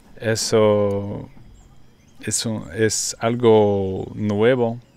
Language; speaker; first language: Spanish; non-native, learner; English